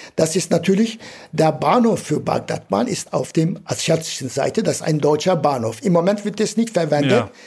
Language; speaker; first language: German; non-native, fluent; Turkish